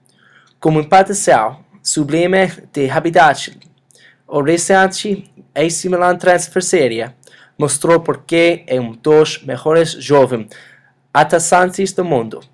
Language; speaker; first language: Portuguese; non-native, learner; English